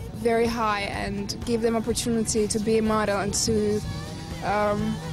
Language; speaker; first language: English; non-native, fluent; Russian